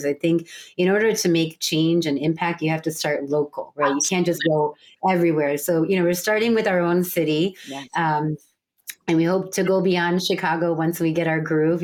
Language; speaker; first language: English; native; English